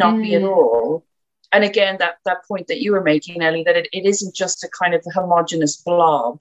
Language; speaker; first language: English; native; English